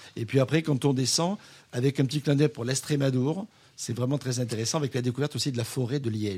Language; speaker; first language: French; native; French